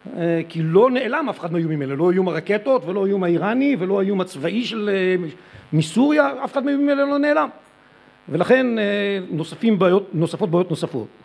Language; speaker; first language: Hebrew; native; Hebrew